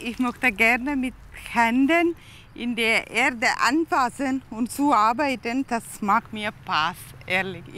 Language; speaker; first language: German; non-native, learner; Tamil